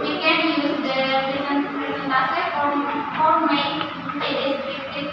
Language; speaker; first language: English; non-native, learner; Indonesian